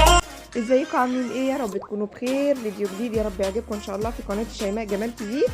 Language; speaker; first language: Arabic; native; Arabic